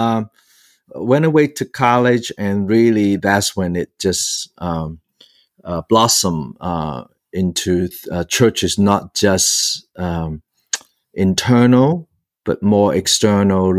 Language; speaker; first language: English; non-native, local second language; Cantonese